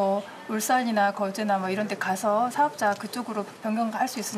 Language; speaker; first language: Korean; native; Korean